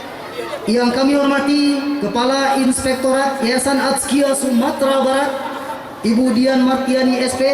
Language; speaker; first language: Indonesian; native; Indonesian